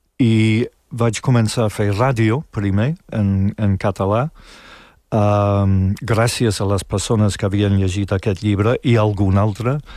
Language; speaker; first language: Catalan; non-native, fluent; English